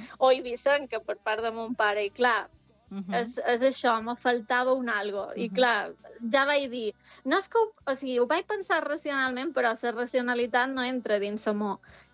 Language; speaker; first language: Catalan; native; Catalan